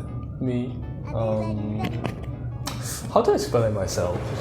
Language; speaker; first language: English; non-native, learner; Korean